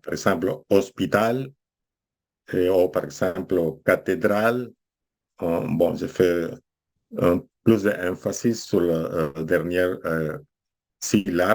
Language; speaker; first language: French; non-native, fluent; Spanish